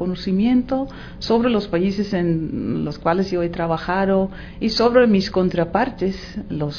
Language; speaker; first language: Spanish; non-native, fluent; Dutch